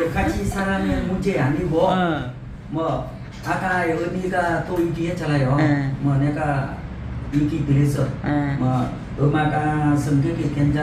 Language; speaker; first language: Korean; non-native, learner; Vietnamese